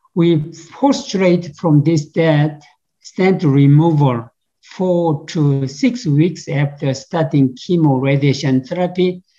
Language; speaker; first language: English; non-native, fluent; Korean